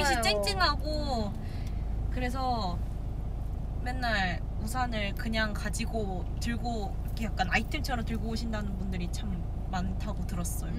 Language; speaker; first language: Korean; non-native, fluent; Japanese